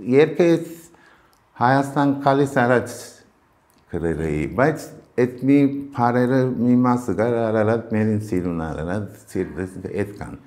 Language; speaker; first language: Armenian; early bilingual, heritage; Armenian